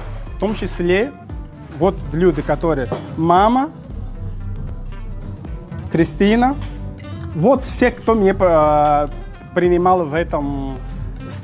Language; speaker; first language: Russian; non-native, learner; Portuguese